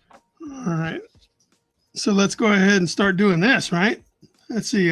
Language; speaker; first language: English; native; English